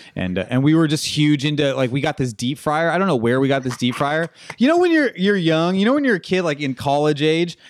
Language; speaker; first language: English; native; English